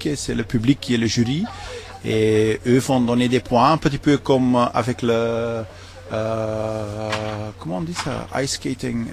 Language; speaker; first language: French; non-native, local second language; Dutch